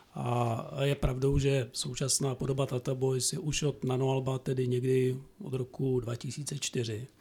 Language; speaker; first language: Czech; native; Czech